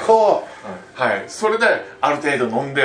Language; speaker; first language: Japanese; native; Japanese